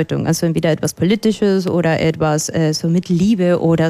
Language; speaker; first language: German; non-native, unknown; Spanish